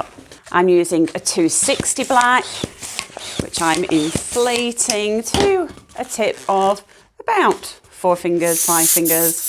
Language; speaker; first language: English; native; English